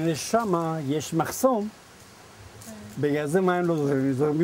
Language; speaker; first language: Hebrew; non-native, fluent; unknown